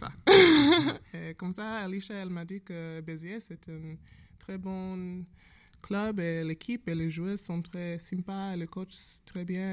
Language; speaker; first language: French; non-native, learner; English